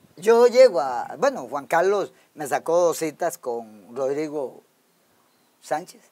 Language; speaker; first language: Spanish; native; Spanish